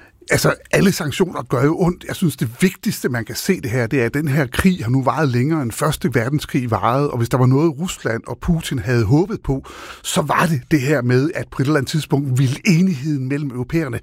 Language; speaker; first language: Danish; native; Danish